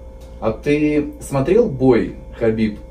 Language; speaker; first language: Russian; native; Russian